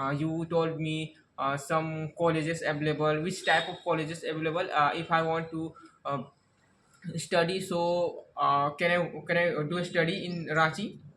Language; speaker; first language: English; non-native, learner; Hindi